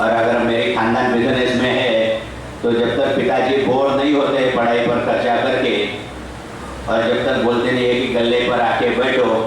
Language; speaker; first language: Hindi; non-native, local second language; Marathi